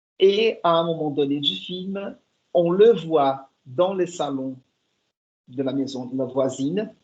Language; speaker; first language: French; non-native, fluent; Portuguese